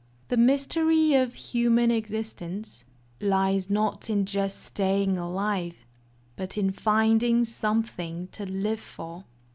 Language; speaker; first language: English; non-native, fluent; Chinese